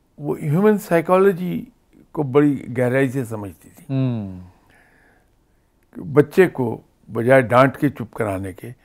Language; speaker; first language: Urdu; non-native, local second language; Punjabi